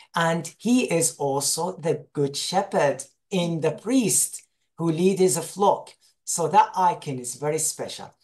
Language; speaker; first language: English; non-native, fluent; Arabic